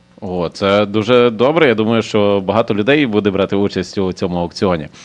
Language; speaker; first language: Ukrainian; native; Ukrainian